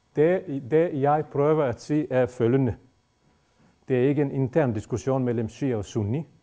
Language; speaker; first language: Danish; non-native, fluent; Bosnian